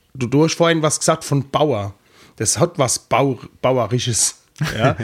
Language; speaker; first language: German; native; German